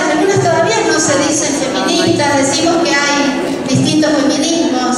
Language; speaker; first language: Spanish; native; Spanish